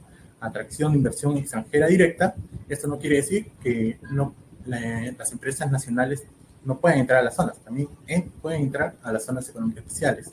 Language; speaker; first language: Spanish; native; Spanish